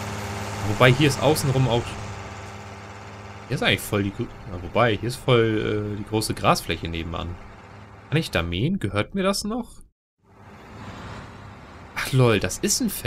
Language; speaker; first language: German; native; German